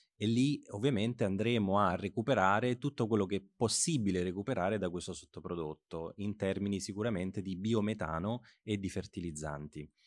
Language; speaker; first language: Italian; native; Italian